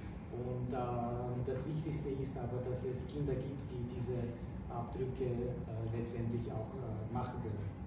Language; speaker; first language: German; non-native, fluent; Ukrainian